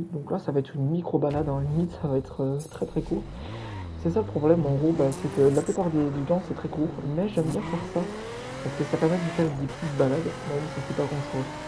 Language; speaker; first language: French; native; French